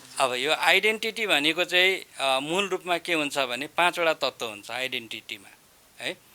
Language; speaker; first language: Nepali; non-native, local second language; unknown